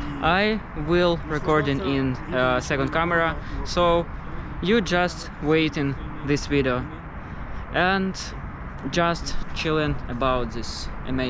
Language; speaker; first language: English; non-native, learner; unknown